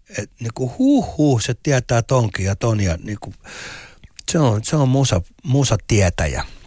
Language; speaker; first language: Finnish; native; Finnish